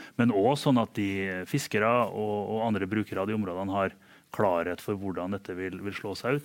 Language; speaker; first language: Norwegian; native; Norwegian